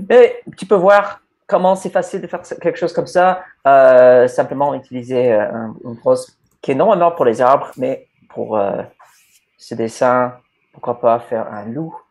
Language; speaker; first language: French; non-native, learner; English